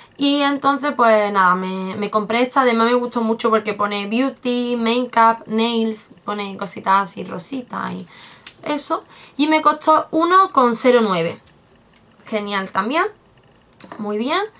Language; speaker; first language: Spanish; native; Spanish